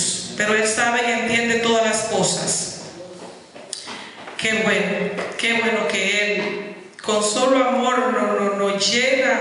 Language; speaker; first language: Spanish; native; Spanish